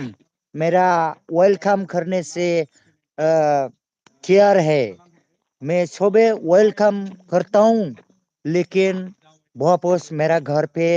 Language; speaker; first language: Hindi; non-native, local second language; Bodo